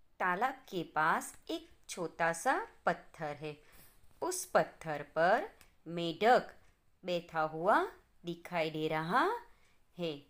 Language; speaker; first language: Hindi; non-native, local second language; Gujarati